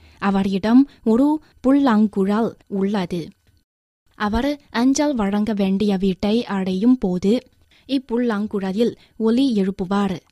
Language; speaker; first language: Tamil; non-native, fluent; Chinese